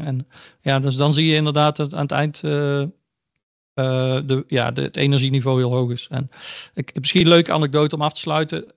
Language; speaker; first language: Dutch; native; Dutch